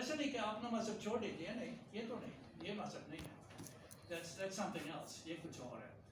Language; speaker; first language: Hindi; non-native, fluent; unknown